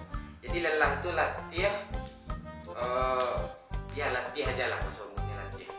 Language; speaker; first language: Indonesian; non-native, local second language; Minangkabau